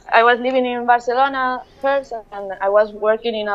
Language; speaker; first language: English; non-native, fluent; Spanish